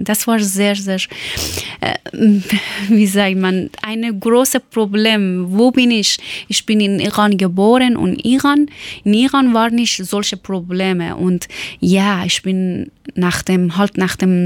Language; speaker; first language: German; non-native, learner; Persian